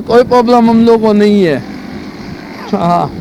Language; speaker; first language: Hindi; non-native, local second language; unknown